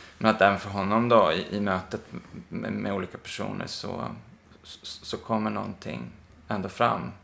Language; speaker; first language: Swedish; native; Swedish